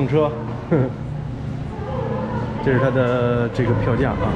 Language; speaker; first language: Chinese; native; Chinese